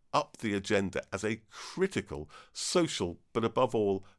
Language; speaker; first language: English; native; English